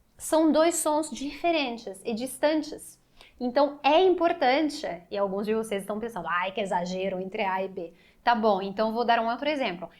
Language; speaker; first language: Portuguese; non-native, fluent; Italian